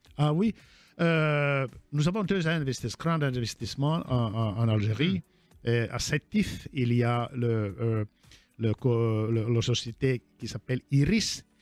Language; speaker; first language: French; non-native, fluent; Finnish